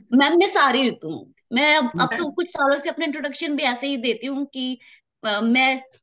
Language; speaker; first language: Hindi; native; Hindi